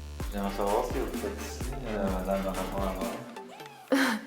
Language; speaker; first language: French; native; French